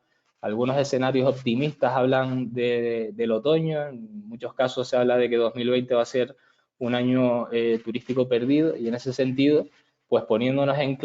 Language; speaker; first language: Spanish; native; Spanish